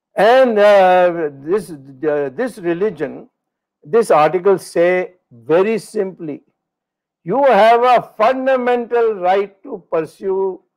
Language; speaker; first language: English; non-native, local second language; Tamil